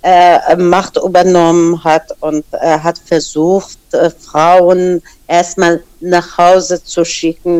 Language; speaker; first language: German; non-native, fluent; Persian